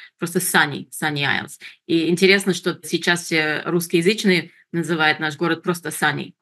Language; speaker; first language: Russian; early bilingual, heritage; Russian